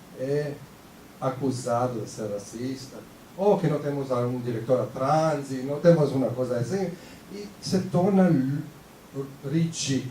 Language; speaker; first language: Portuguese; non-native, fluent; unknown